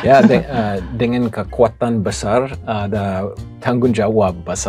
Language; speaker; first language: Indonesian; non-native, fluent; English